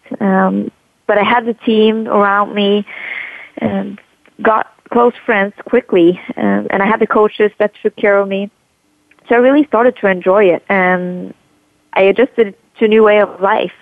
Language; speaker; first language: English; non-native, fluent; Norwegian